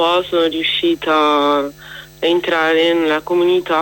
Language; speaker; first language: Italian; non-native, fluent; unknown